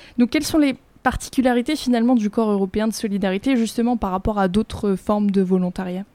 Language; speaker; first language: French; native; French